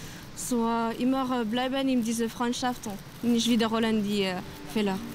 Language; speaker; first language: German; non-native, learner; French